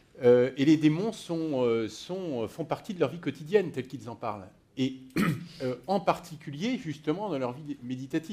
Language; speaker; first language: French; native; French